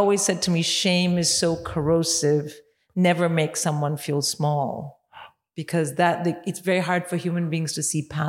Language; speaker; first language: English; non-native, local second language; Hindi